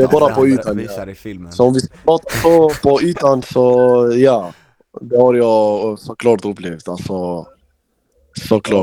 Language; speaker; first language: Swedish; early bilingual, other home language; Albanian